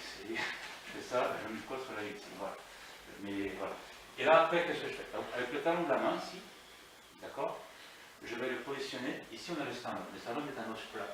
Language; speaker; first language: French; native; French